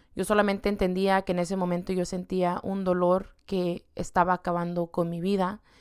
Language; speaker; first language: Spanish; native; Spanish